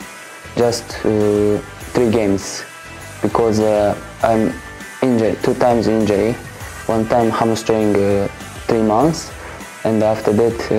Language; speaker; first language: English; non-native, learner; Japanese